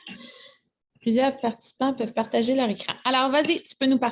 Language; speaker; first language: French; native; French